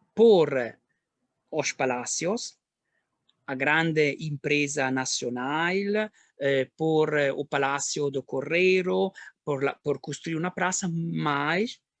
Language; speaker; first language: Portuguese; non-native, learner; Italian